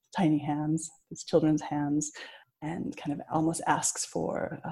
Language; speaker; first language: English; native; English